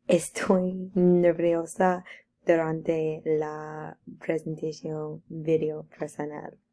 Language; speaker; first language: Spanish; non-native, learner; English